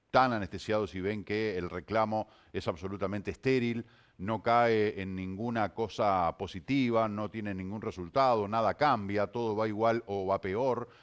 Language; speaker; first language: Spanish; native; Spanish